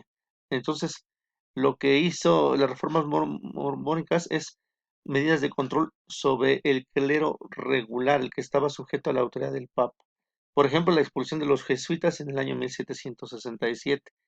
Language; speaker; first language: Spanish; native; Spanish